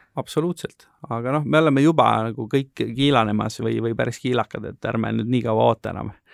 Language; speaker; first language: Estonian; native; Estonian